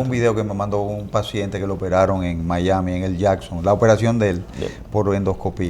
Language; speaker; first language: Spanish; native; Spanish